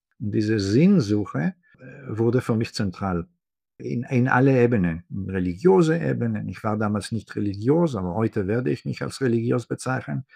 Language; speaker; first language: German; non-native, fluent; Hebrew